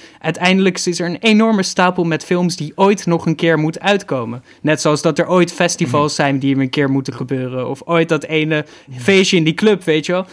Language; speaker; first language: Dutch; native; Dutch